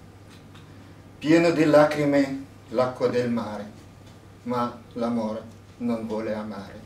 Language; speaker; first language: Italian; non-native, fluent; Russian